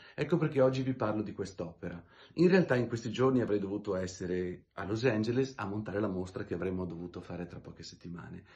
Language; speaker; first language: Italian; native; Italian